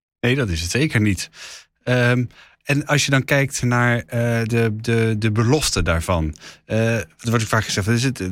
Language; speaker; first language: Dutch; native; Dutch